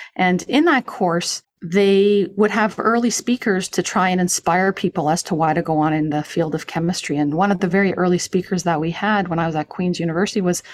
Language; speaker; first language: English; native; English